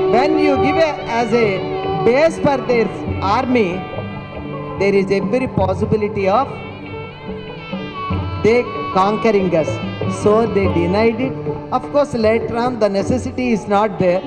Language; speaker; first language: English; non-native, local second language; Telugu